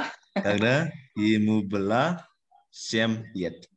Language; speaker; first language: Russian; non-native, learner; Indonesian